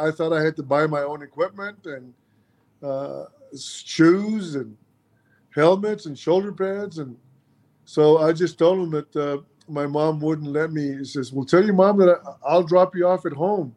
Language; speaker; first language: English; early bilingual, other home language; Spanish